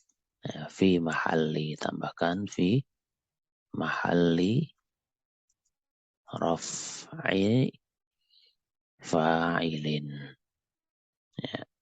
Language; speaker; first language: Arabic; non-native, fluent; Indonesian